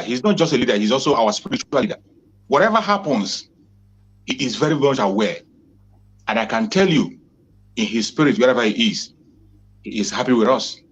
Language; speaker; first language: English; non-native, local second language; Igbo